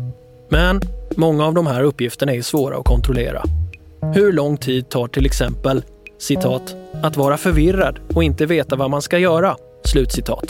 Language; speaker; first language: Swedish; native; Swedish